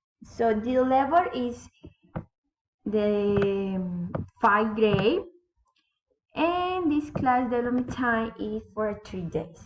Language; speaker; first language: English; non-native, learner; Spanish